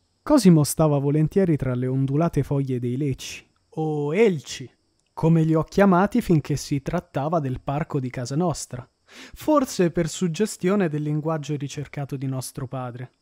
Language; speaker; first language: Italian; native; Italian